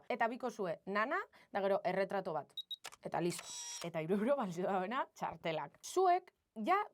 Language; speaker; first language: Basque; native; Basque